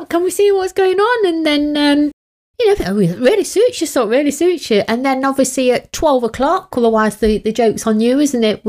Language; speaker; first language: English; native; English